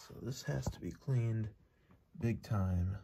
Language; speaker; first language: English; native; English